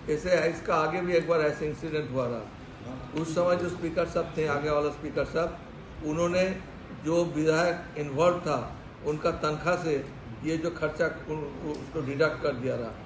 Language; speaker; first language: Hindi; non-native, local second language; Bangla